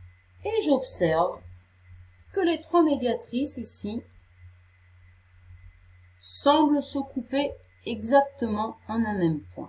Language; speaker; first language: French; native; French